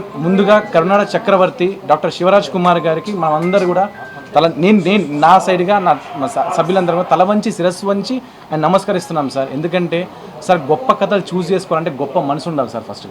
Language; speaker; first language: Telugu; native; Telugu